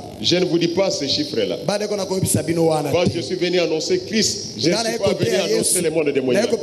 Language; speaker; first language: French; non-native, local second language; Lingala